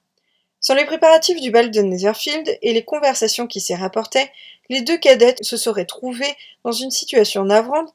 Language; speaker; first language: French; native; French